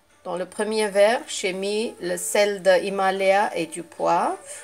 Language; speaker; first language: French; non-native, fluent; Hindi